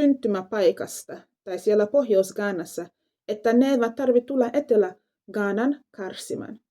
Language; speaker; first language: Finnish; non-native, fluent; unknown